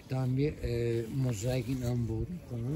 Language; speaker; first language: German; non-native, learner; Turkish